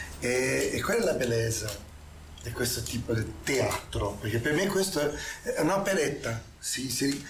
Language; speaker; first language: Italian; non-native, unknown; Portuguese